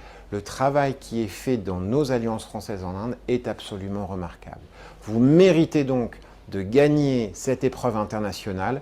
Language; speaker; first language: French; native; French